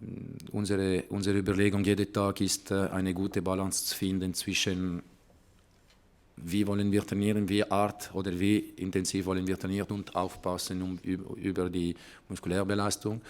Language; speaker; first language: German; non-native, fluent; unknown